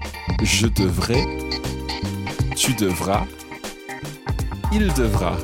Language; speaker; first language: French; non-native, fluent; English